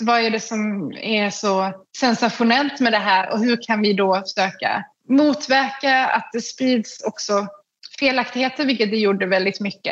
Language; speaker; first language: Swedish; native; Swedish